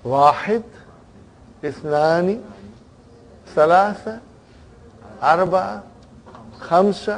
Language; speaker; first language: Arabic; non-native, fluent; Urdu